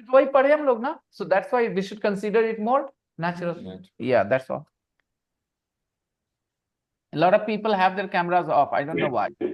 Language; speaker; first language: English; non-native, local second language; Hindi